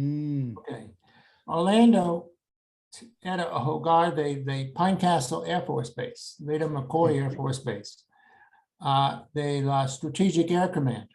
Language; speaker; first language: Spanish; non-native, fluent; English